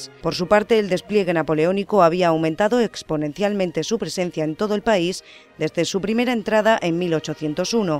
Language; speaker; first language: Spanish; native; Spanish